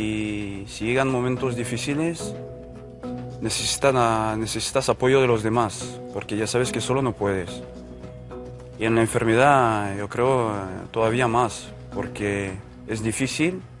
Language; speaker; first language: Spanish; non-native, fluent; French